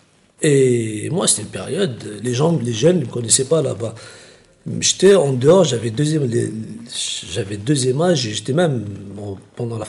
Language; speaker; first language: French; non-native, local second language; Kabyle